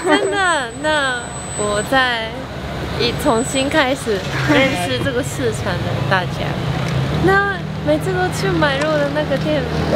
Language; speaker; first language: Chinese; non-native, fluent; Japanese